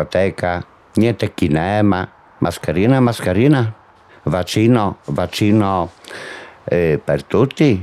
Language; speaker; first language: Italian; non-native, learner; Polish